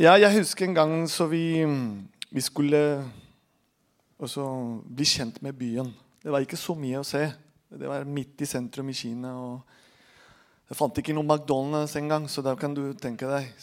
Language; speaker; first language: Norwegian; non-native, fluent; Spanish